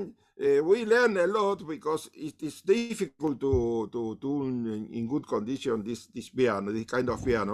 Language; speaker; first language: English; non-native, learner; Spanish